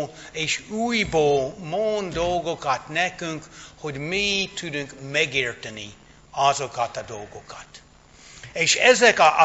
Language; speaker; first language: Hungarian; non-native, fluent; English